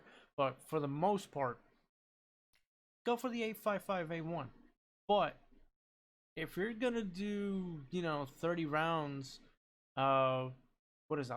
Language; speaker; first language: English; native; English